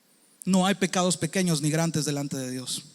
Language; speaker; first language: Spanish; native; Spanish